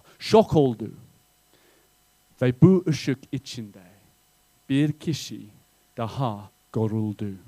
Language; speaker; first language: Turkish; non-native, fluent; English